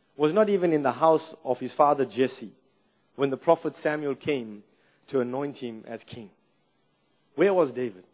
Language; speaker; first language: English; native; English